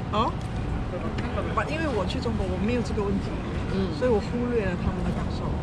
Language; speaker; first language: Chinese; early bilingual, heritage; Chinese